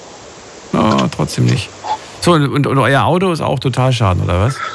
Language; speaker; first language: German; native; German